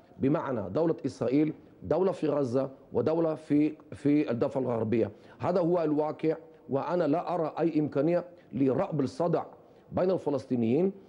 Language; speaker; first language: Arabic; non-native, fluent; Hebrew